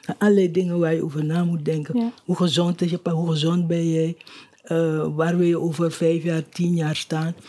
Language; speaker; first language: Dutch; native; Dutch